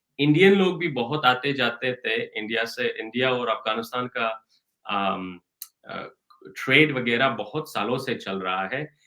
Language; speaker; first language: Hindi; non-native, fluent; Persian